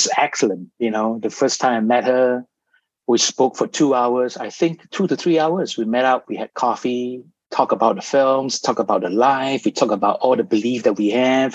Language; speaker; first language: English; non-native, local second language; Cantonese